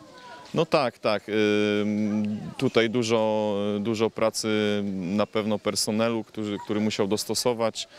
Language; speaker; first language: Polish; native; Polish